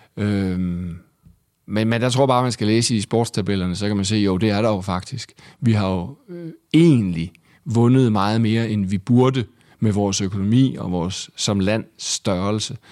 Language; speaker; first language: Danish; native; Danish